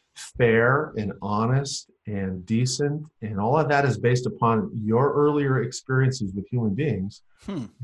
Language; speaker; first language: English; native; English